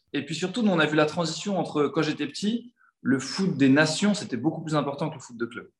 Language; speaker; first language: French; native; French